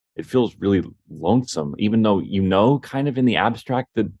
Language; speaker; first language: English; native; English